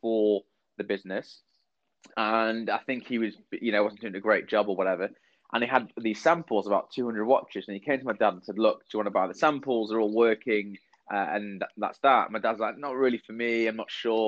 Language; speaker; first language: English; native; English